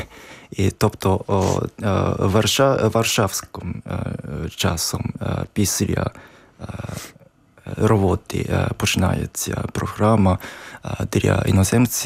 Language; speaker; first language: Ukrainian; non-native, learner; Japanese